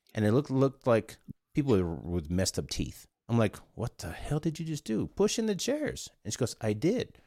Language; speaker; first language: English; non-native, fluent; Korean